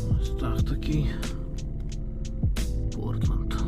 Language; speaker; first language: Ukrainian; native; Ukrainian